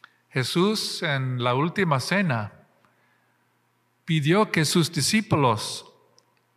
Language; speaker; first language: Spanish; non-native, fluent; English